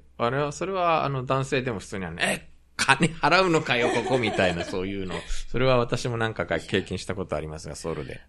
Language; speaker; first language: Japanese; native; Japanese